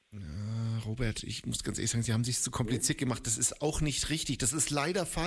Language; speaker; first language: German; native; German